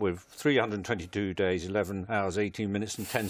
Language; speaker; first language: English; native; English